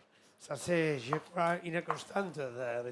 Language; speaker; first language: French; non-native, fluent; Catalan